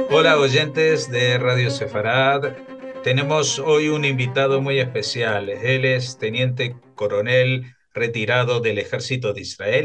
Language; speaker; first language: Spanish; native; Spanish